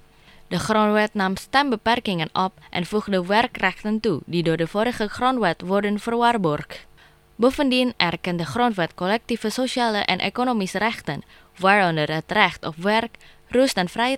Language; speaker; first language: Dutch; non-native, fluent; Indonesian